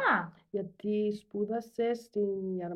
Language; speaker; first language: Greek; non-native, learner; German